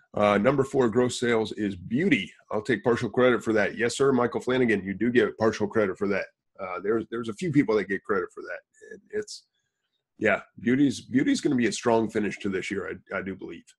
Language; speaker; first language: English; native; English